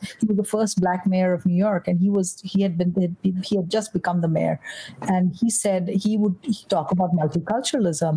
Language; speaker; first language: English; non-native, local second language; Bangla